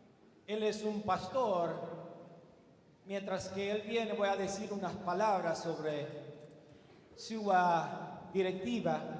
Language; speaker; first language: Spanish; non-native, learner; Romanian